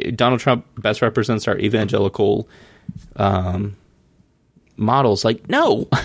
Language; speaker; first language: English; native; English